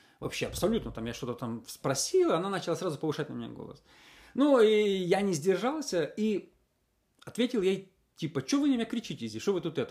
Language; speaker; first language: Russian; native; Russian